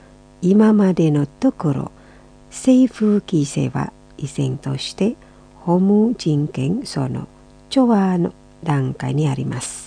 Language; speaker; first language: Japanese; non-native, fluent; Indonesian